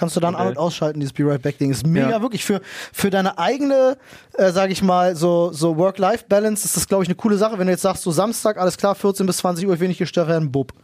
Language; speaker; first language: German; native; German